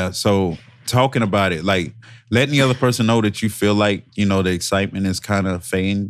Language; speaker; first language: English; native; English